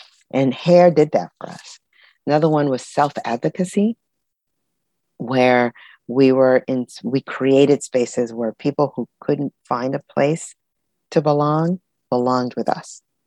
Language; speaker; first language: English; early bilingual, other home language; Spanish